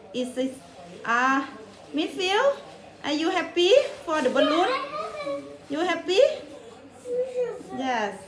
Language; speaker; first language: English; non-native, learner; Thai